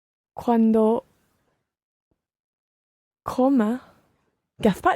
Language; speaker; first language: Spanish; non-native, learner; English